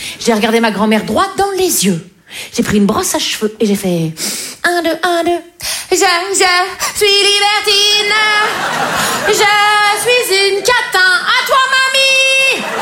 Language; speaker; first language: French; native; French